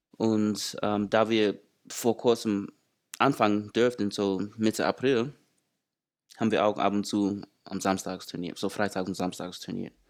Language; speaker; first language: German; non-native, fluent; English